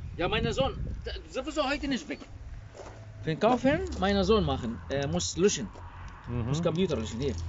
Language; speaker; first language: German; non-native, learner; Polish